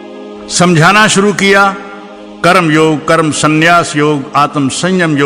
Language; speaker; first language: Hindi; native; Hindi